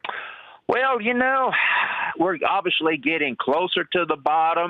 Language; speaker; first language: English; native; English